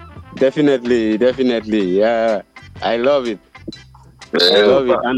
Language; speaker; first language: English; non-native, learner; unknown